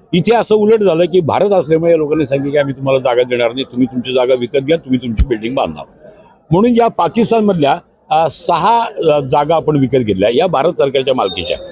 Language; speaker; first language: Marathi; native; Marathi